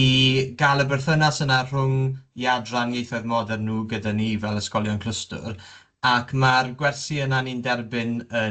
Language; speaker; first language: Welsh; native; Welsh